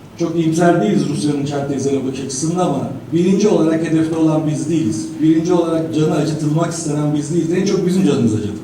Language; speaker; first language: Turkish; native; Turkish